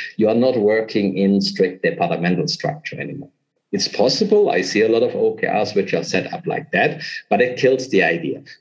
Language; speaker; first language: English; non-native, fluent; German